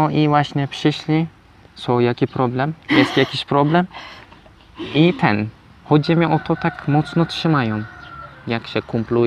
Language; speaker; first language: Polish; non-native, learner; Turkish